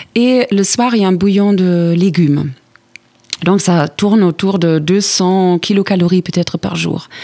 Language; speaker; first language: French; non-native, fluent; German